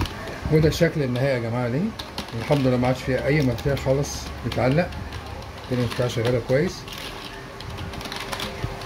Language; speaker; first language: Arabic; native; Arabic